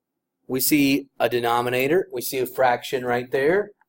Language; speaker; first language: English; native; English